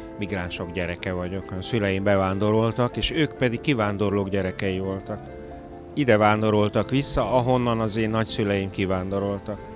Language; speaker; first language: Hungarian; early bilingual, other home language; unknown